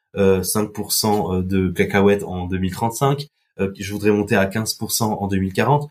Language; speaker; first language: French; non-native, local second language; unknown